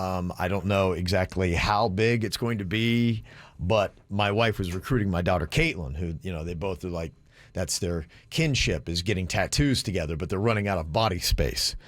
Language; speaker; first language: English; native; English